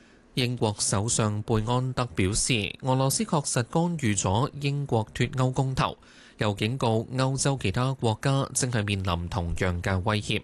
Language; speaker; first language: Chinese; non-native, local second language; Cantonese